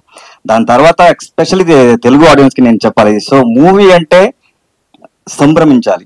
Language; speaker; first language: Telugu; non-native, learner; Kannada